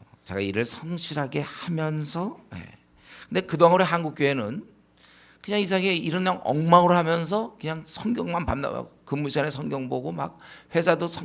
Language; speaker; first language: Korean; native; Korean